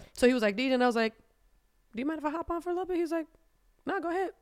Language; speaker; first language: English; non-native, fluent; German